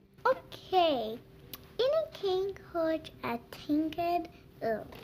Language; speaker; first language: Hungarian; early bilingual, heritage; Hungarian